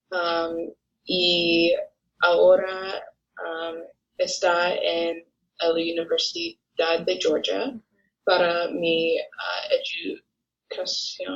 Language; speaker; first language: Spanish; non-native, learner; English